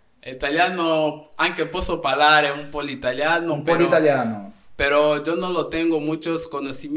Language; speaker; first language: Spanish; non-native, learner; Portuguese